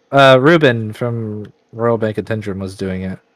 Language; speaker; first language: English; native; English